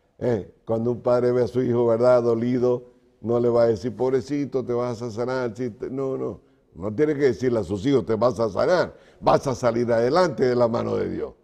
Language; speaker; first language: Spanish; native; Spanish